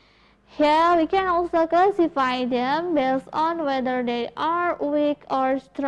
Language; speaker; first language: English; non-native, fluent; Indonesian